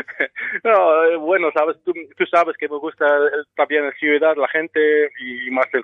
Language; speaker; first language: Spanish; non-native, fluent; Dutch